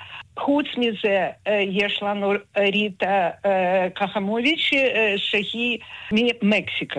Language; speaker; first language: Hebrew; non-native, fluent; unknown